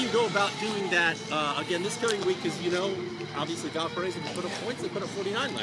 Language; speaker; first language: English; native; English